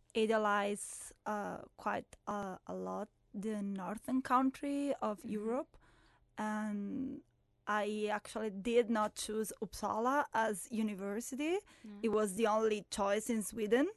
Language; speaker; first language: English; non-native, fluent; Italian